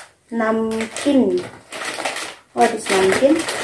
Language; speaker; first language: English; non-native, learner; Indonesian